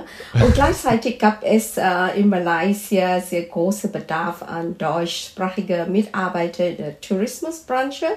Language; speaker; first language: German; non-native, fluent; Malay